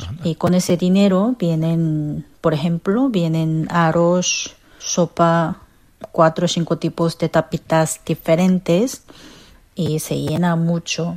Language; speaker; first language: Spanish; non-native, local second language; Korean